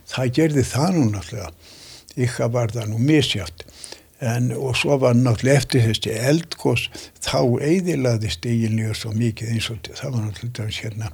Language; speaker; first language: Icelandic; native; Icelandic